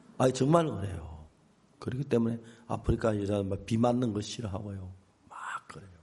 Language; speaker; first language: Korean; native; Korean